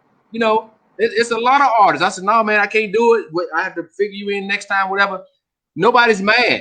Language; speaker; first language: English; native; English